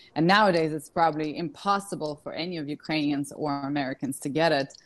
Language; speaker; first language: English; non-native, fluent; Russian